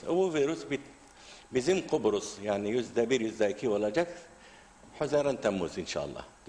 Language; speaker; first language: Turkish; non-native, learner; Arabic